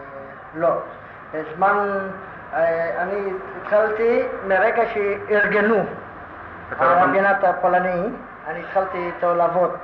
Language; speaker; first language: Hebrew; non-native, fluent; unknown